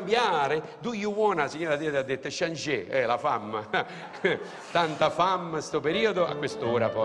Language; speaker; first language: Italian; native; Italian